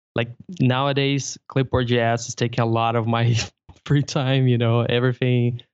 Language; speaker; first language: English; non-native, fluent; Portuguese